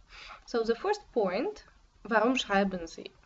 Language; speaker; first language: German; non-native, fluent; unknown